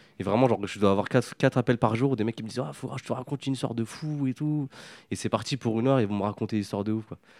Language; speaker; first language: French; native; French